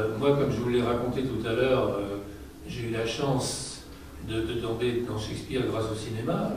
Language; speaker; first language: French; native; French